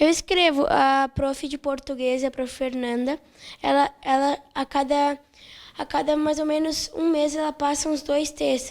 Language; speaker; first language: Portuguese; native; Portuguese